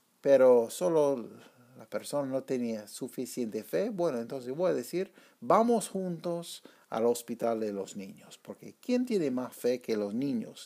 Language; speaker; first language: Spanish; non-native, fluent; English